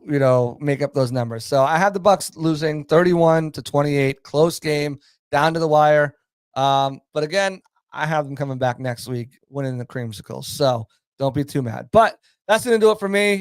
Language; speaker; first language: English; native; English